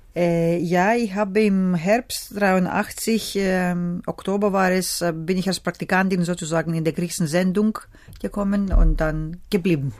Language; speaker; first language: German; early bilingual, other home language; Greek